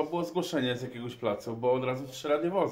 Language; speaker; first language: Polish; native; Polish